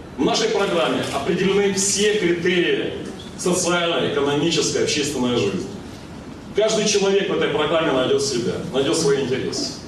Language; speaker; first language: Russian; non-native, local second language; Ukrainian